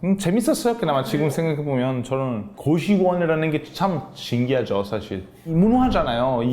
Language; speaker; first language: Korean; non-native, fluent; Italian